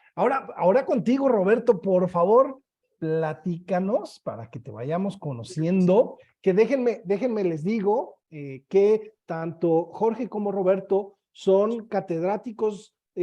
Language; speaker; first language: Spanish; native; Spanish